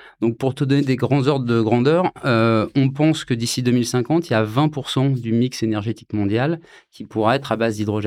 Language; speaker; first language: French; native; French